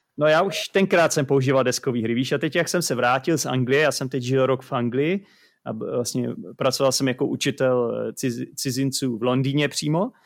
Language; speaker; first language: Czech; native; Czech